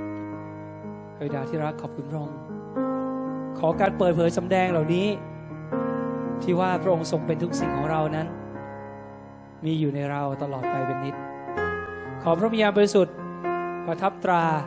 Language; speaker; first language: Thai; native; Thai